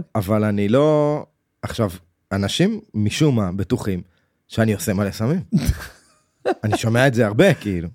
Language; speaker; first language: Hebrew; native; Hebrew